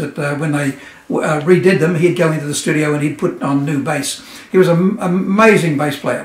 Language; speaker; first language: English; native; English